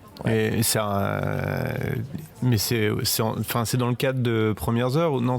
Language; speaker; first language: French; native; French